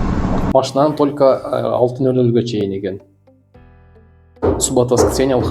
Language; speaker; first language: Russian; non-native, local second language; Kyrgyz